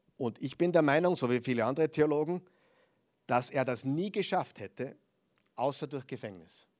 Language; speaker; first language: German; non-native, fluent; English